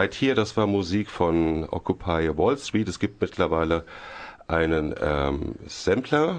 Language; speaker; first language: German; native; German